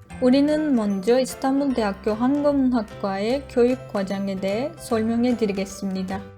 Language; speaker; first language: Korean; non-native, learner; Turkish